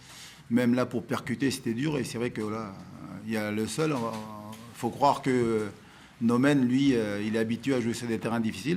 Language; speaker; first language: French; native; French